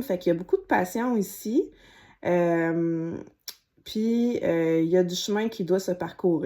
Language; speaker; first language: French; native; French